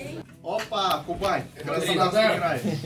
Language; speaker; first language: Russian; native; Russian